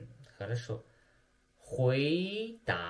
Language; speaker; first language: Russian; non-native, learner; Chinese